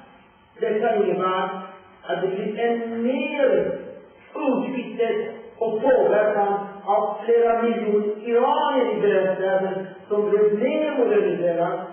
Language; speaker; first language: Swedish; non-native, fluent; Persian